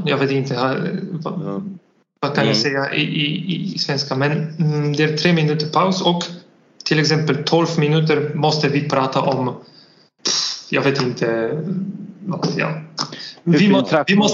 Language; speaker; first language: Swedish; non-native, learner; Polish